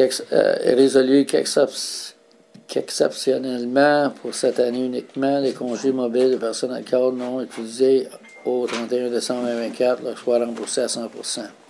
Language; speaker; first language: French; native; French